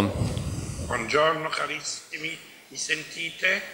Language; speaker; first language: Italian; native; Italian